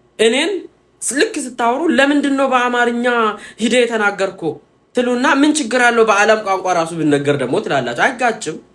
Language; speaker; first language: Amharic; non-native, local second language; Oromo